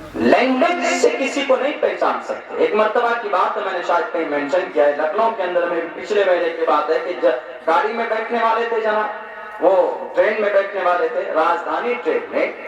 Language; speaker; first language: Urdu; native; Urdu